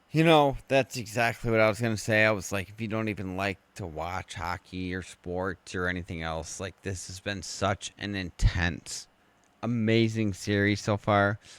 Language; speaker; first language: English; native; English